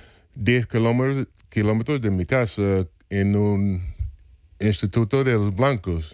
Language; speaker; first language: Spanish; non-native, fluent; English